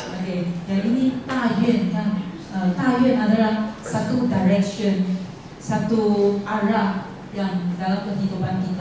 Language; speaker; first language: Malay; non-native, local second language; Chinese